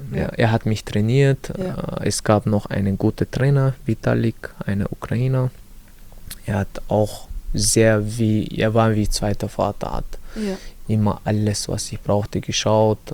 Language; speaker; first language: German; non-native, learner; Chechen